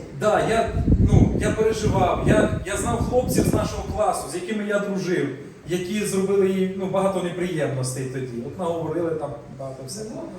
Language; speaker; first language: Ukrainian; non-native, local second language; Russian